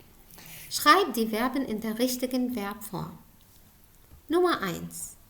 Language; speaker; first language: German; non-native, learner; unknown